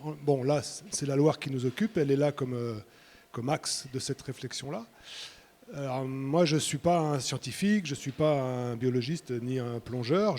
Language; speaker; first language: French; native; French